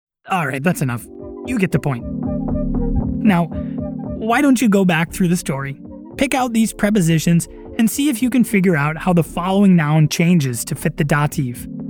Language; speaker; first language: English; native; English